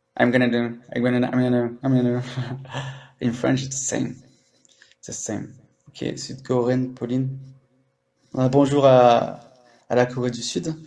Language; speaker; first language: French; native; French